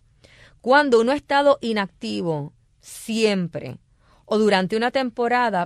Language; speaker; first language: Spanish; native; Spanish